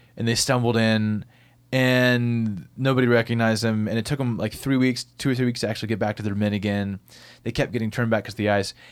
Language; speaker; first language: English; native; English